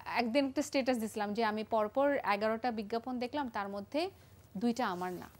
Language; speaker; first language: Bangla; native; Bangla